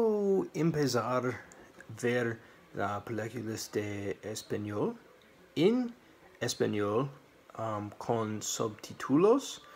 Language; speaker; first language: Spanish; non-native, learner; English